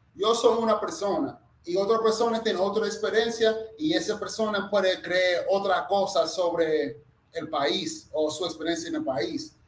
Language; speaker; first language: Spanish; non-native, fluent; English